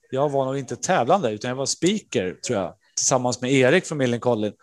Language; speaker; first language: Swedish; early bilingual, other home language; Spanish